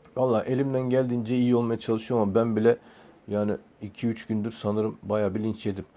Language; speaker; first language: Turkish; early bilingual, heritage; Turkish